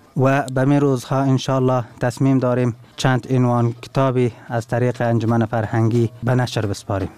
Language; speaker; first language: Persian; non-native, local second language; Turkmen